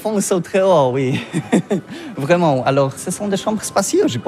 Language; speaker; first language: French; non-native, learner; Polish